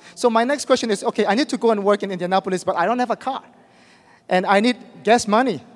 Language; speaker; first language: English; non-native, fluent; Burmese